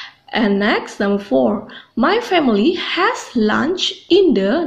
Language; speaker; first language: English; non-native, fluent; Indonesian